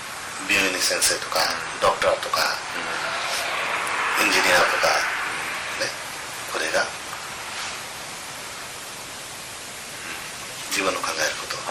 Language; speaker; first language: Japanese; non-native, learner; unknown